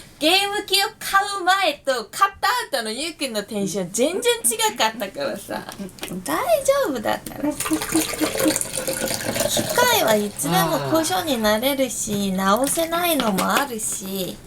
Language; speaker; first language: Japanese; non-native, fluent; Korean